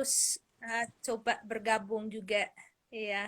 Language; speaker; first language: Indonesian; non-native, fluent; English